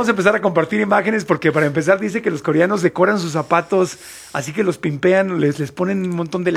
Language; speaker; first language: Spanish; native; Spanish